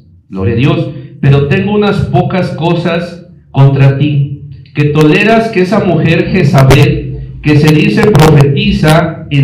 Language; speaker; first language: Spanish; native; Spanish